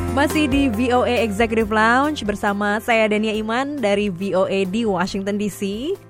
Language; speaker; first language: Indonesian; native; Indonesian